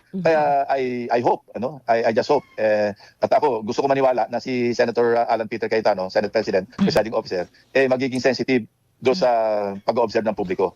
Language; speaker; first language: Filipino; native; Filipino